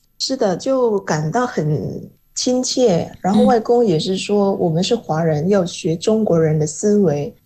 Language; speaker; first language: Chinese; non-native, fluent; Indonesian